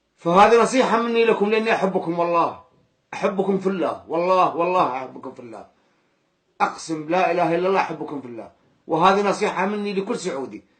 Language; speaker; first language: Arabic; native; Arabic